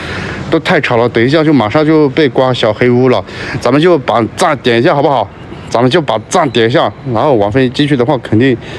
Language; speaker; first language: Chinese; native; Chinese